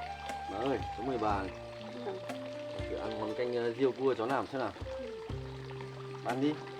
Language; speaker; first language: Vietnamese; native; Vietnamese